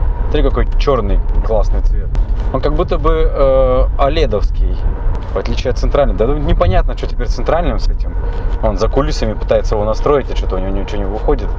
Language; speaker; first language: Russian; native; Russian